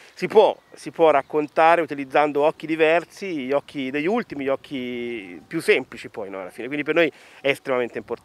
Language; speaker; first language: Italian; native; Italian